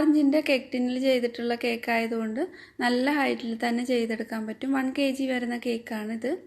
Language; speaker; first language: Malayalam; native; Malayalam